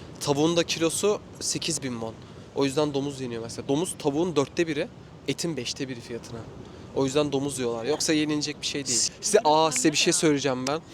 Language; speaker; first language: Turkish; native; Turkish